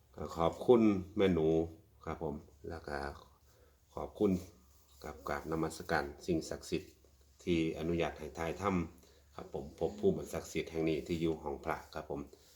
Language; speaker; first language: Thai; native; Thai